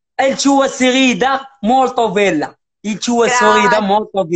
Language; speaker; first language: Italian; non-native, learner; Arabic